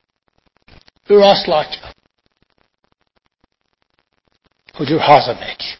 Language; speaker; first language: Hungarian; non-native, fluent; English